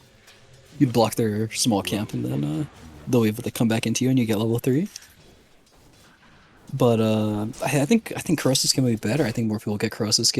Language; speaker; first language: English; native; English